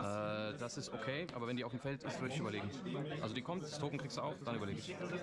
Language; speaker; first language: German; native; German